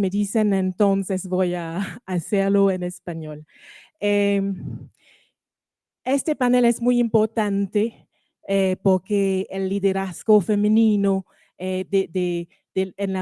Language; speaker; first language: Spanish; non-native, learner; French